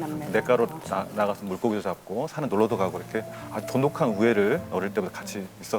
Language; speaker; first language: Korean; native; Korean